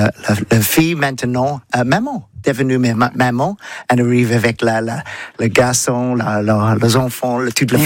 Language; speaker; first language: French; non-native, learner; English